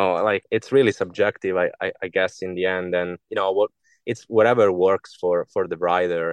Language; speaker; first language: English; non-native, fluent; Italian